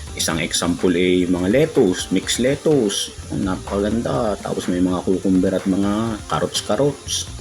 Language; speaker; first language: Filipino; native; Filipino